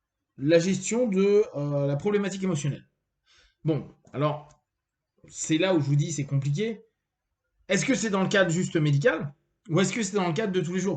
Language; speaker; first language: French; native; French